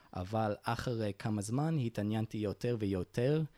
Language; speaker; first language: Hebrew; non-native, fluent; English